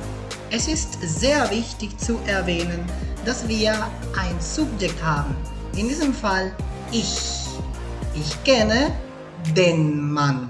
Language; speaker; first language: German; non-native, fluent; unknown